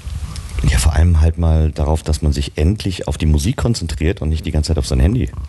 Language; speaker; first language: German; native; German